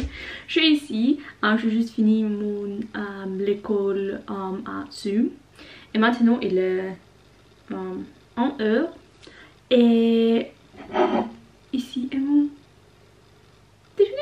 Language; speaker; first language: French; non-native, learner; Norwegian